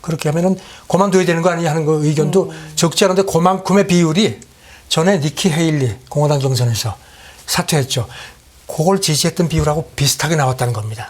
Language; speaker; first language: Korean; native; Korean